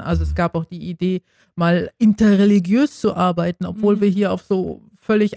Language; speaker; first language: German; native; German